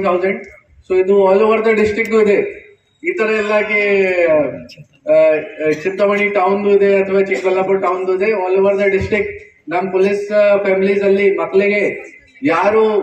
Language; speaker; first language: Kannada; non-native, fluent; Hindi